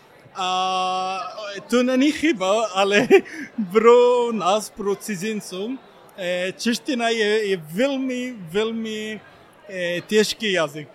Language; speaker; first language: Czech; non-native, learner; Arabic